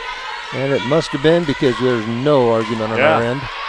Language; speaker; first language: English; native; English